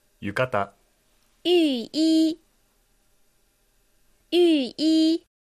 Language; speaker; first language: Chinese; non-native, fluent; Japanese